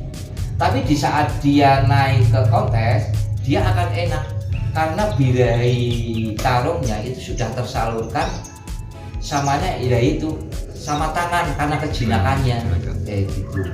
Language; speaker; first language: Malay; non-native, local second language; Javanese